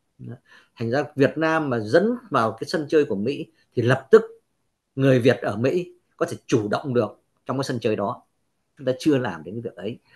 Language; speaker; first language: Vietnamese; native; Vietnamese